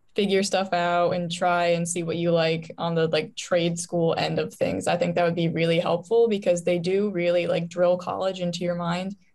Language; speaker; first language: English; native; English